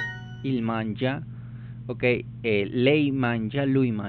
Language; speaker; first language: Italian; non-native, learner; Spanish